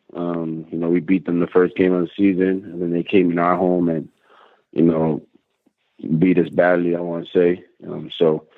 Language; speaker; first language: English; native; English